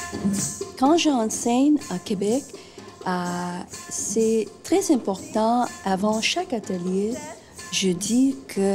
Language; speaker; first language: French; non-native, fluent; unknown